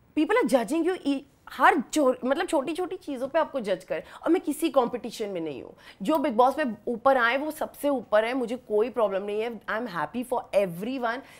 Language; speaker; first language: Hindi; native; Hindi